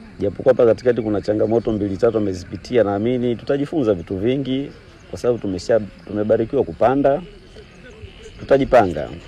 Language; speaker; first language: Swahili; native; Swahili